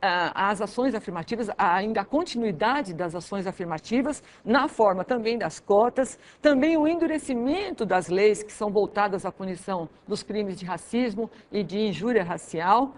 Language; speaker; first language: Portuguese; native; Portuguese